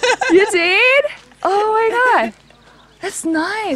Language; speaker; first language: English; non-native, learner; Korean